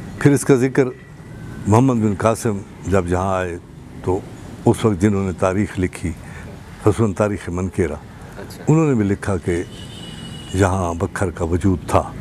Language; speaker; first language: Urdu; non-native, local second language; Saraiki